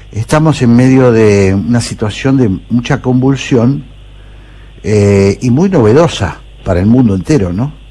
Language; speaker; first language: Spanish; native; Spanish